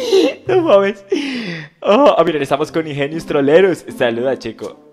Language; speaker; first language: Spanish; native; Spanish